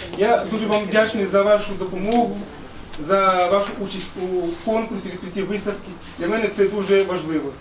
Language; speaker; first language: Ukrainian; non-native, fluent; Arabic